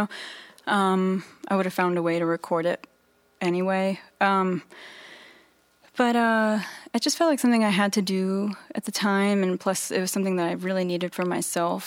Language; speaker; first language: English; native; English